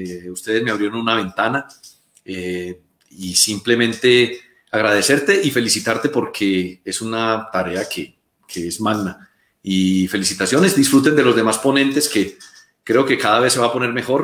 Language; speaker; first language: Spanish; native; Spanish